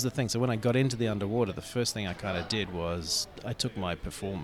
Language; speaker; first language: English; native; English